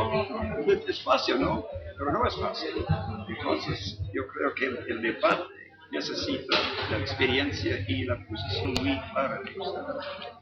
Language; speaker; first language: Spanish; non-native, fluent; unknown